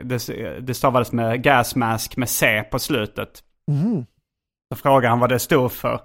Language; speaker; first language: Swedish; native; Swedish